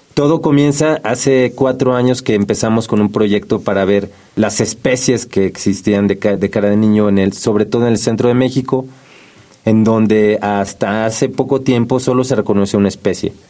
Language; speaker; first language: Spanish; native; Spanish